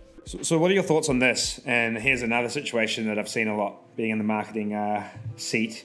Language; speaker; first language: English; native; English